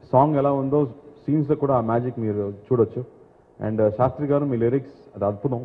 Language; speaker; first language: Telugu; non-native, learner; Tamil